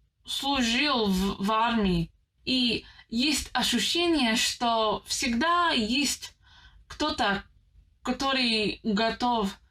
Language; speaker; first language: Russian; non-native, learner; English